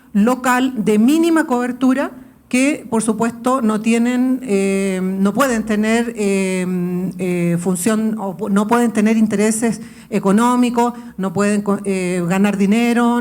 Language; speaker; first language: Spanish; native; Spanish